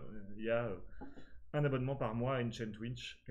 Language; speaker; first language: French; native; French